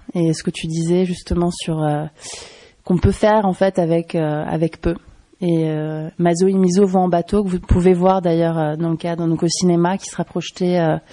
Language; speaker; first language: French; native; French